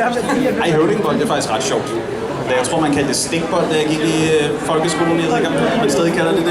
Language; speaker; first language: Danish; native; Danish